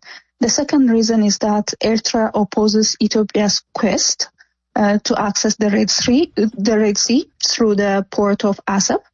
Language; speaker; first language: English; non-native, fluent; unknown